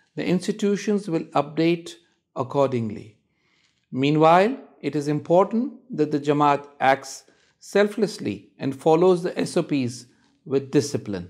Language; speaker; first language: English; non-native, local second language; Urdu